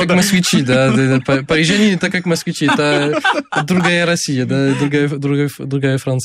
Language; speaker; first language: Russian; non-native, fluent; French